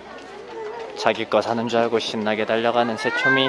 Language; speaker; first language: Korean; native; Korean